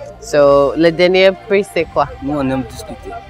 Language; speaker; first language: French; non-native, learner; English